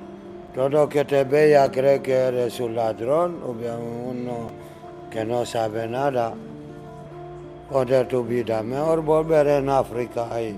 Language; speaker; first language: Spanish; non-native, learner; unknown